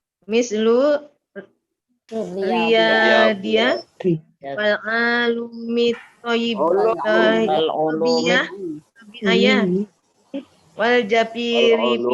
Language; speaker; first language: Arabic; non-native, learner; Indonesian